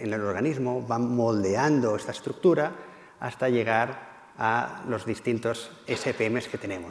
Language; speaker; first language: Spanish; native; Spanish